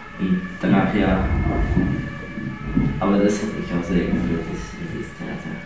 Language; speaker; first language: German; non-native, learner; Persian